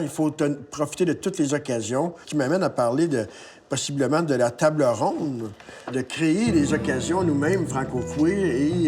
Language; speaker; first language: French; native; French